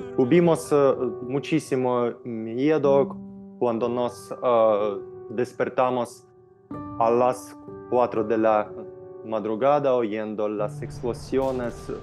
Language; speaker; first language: Spanish; non-native, fluent; Ukrainian